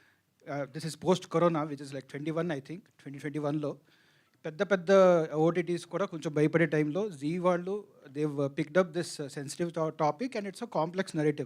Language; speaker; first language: Telugu; native; Telugu